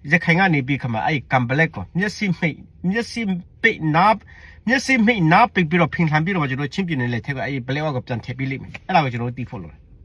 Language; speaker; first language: Burmese; non-native, local second language; Hakha Chin